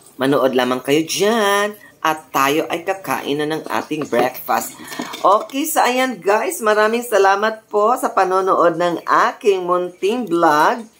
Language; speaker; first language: Filipino; non-native, local second language; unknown